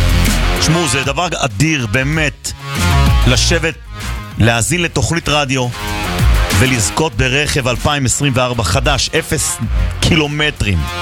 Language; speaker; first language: Hebrew; native; Hebrew